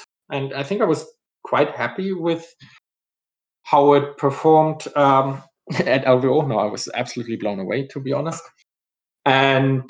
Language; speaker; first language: English; non-native, fluent; German